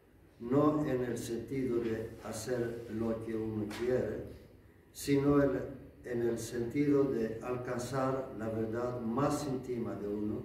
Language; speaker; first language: Spanish; non-native, learner; Greek